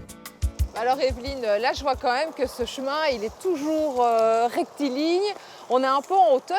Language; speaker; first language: French; native; French